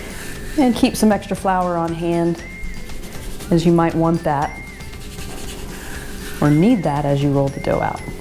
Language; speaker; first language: English; native; English